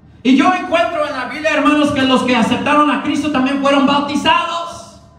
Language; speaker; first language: Spanish; early bilingual, heritage; Spanish